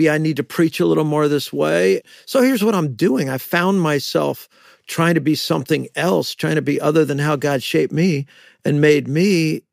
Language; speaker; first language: English; native; English